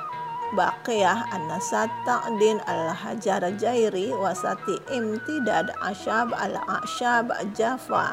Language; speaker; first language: Arabic; non-native, fluent; Indonesian